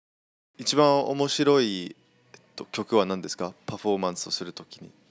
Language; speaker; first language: Japanese; non-native, learner; English